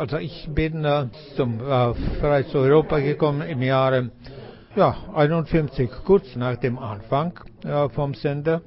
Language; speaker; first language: German; non-native, fluent; Czech